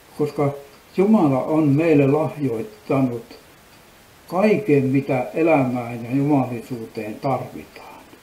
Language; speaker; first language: Finnish; native; Finnish